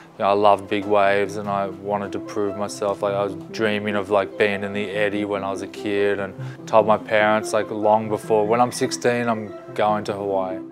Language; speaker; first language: English; native; English